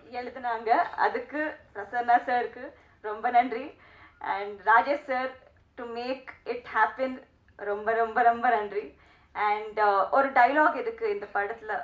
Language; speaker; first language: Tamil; non-native, learner; Telugu